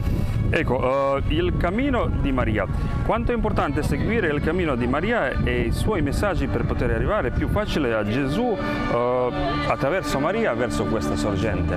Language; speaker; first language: Italian; non-native, fluent; Croatian